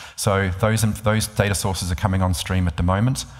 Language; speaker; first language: English; native; English